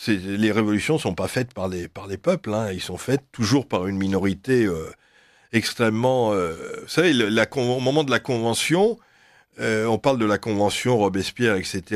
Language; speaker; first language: French; native; French